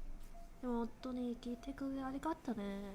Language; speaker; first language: Japanese; non-native, learner; English